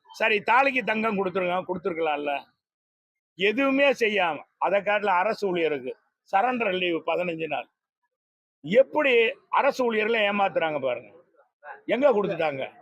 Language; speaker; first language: Tamil; native; Tamil